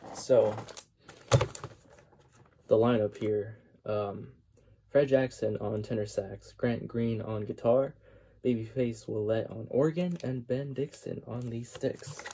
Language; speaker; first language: English; native; English